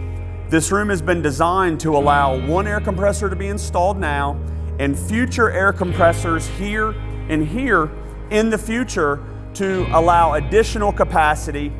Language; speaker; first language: English; native; English